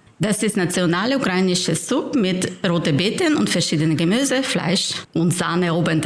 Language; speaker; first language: German; non-native, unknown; Ukrainian